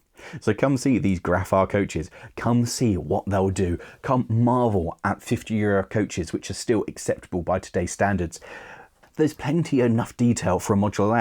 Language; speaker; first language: English; native; English